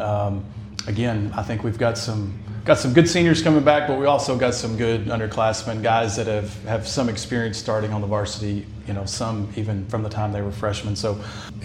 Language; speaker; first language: English; native; English